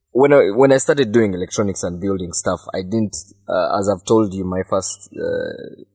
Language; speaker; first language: English; non-native, local second language; Ganda